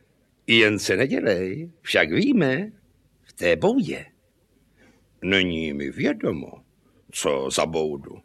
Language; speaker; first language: Czech; native; Czech